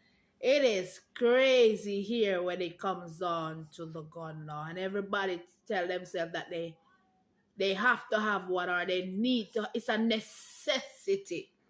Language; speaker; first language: English; non-native, local second language; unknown